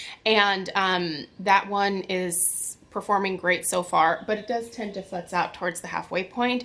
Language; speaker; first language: English; native; English